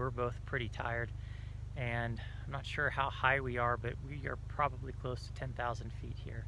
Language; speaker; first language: English; native; English